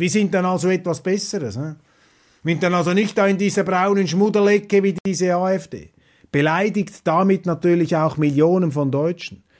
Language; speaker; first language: German; non-native, local second language; Swiss German